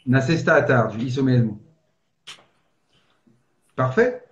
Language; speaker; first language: Portuguese; non-native, fluent; French